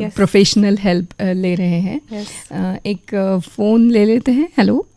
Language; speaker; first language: Hindi; non-native, local second language; Marathi